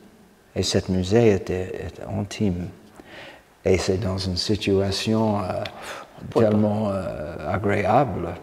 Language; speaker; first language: French; non-native, fluent; English